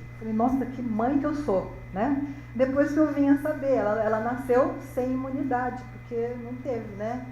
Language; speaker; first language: Portuguese; native; Portuguese